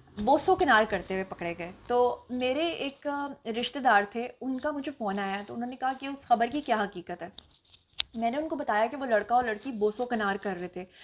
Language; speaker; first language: Urdu; non-native, local second language; Punjabi